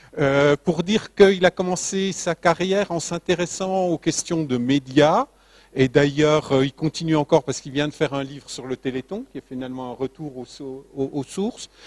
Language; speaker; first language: French; native; French